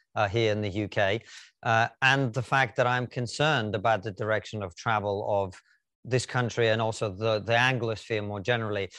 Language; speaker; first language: English; non-native, fluent; Russian